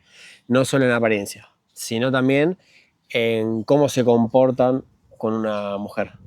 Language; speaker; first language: Spanish; native; Spanish